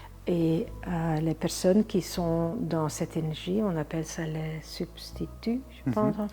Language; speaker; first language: French; non-native, fluent; Dutch